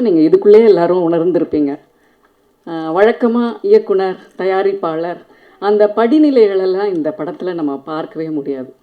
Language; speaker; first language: Tamil; native; Tamil